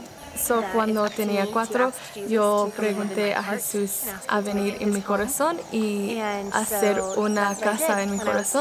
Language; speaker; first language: Spanish; non-native, learner; English